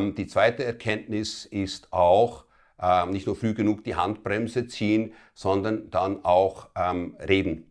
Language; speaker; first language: German; early bilingual, other home language; Italian